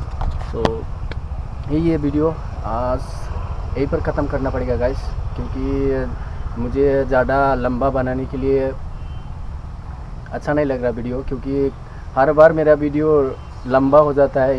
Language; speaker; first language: Hindi; non-native, local second language; Bodo